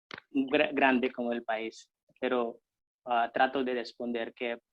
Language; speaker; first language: Spanish; non-native, fluent; Hindi